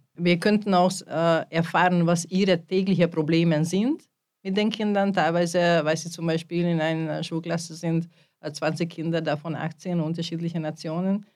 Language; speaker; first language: German; non-native, fluent; Hungarian